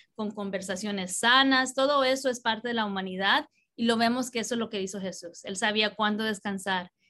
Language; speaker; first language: Spanish; early bilingual, heritage; Spanish